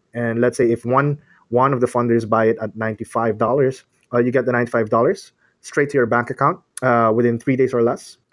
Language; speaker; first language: English; non-native, local second language; Filipino